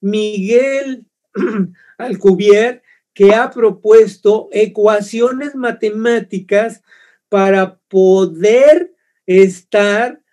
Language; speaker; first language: Spanish; native; Spanish